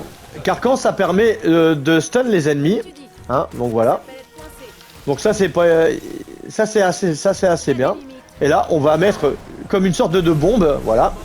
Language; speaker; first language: French; native; French